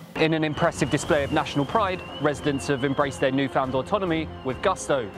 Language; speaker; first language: English; native; English